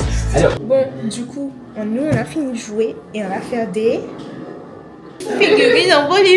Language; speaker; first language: French; native; French